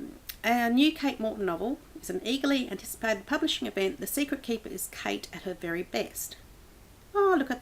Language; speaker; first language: English; native; English